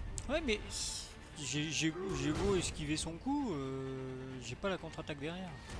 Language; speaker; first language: French; native; French